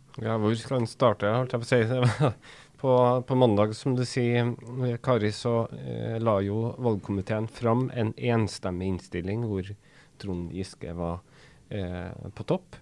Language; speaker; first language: Norwegian; native; Norwegian